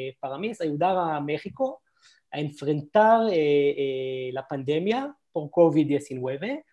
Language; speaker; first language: Spanish; non-native, learner; Hebrew